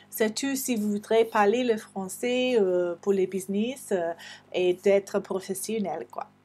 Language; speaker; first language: French; non-native, fluent; English